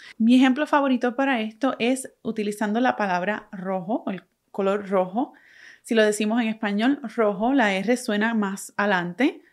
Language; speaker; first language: Spanish; native; Spanish